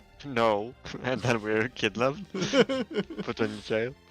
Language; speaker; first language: English; non-native, fluent; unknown